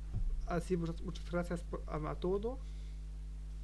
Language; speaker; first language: Spanish; non-native, learner; German